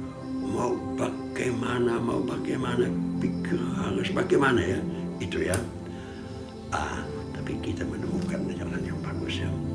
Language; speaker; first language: Indonesian; non-native, fluent; Dutch